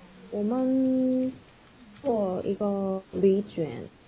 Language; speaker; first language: Chinese; non-native, fluent; Korean